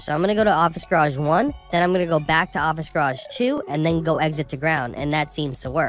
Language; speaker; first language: English; native; English